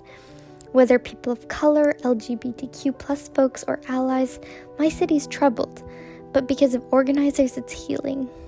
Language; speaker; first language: English; native; English